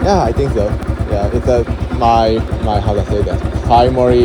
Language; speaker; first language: English; non-native, learner; Korean